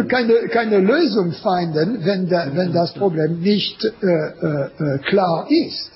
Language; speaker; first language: German; non-native, learner; French